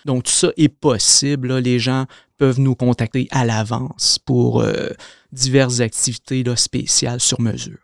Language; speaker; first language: French; native; French